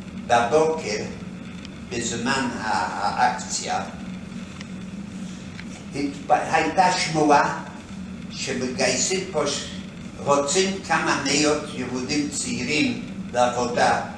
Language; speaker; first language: Hebrew; non-native, fluent; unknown